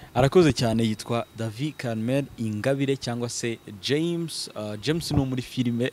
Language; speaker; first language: Kinyarwanda; native; Kinyarwanda